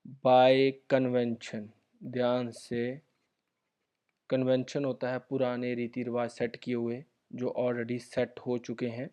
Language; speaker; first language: Hindi; native; Hindi